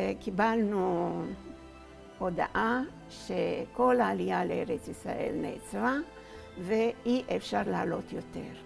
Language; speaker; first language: Hebrew; early bilingual, other home language; Romanian